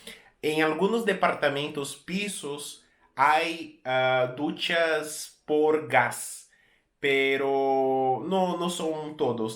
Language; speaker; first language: Spanish; non-native, fluent; Portuguese